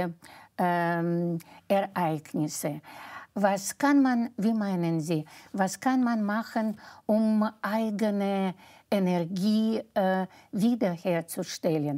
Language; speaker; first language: German; non-native, fluent; Russian